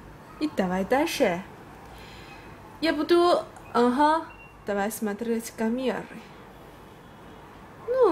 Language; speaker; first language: Russian; non-native, learner; Chinese